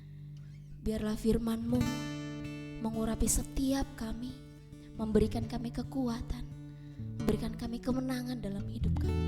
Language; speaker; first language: Indonesian; native; Indonesian